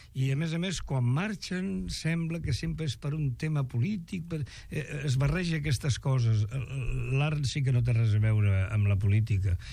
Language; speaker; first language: Catalan; non-native, local second language; Spanish